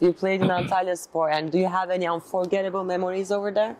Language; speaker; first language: English; non-native, fluent; Turkish